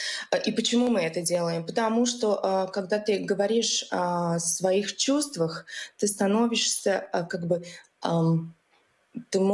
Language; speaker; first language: Russian; non-native, local second language; Latvian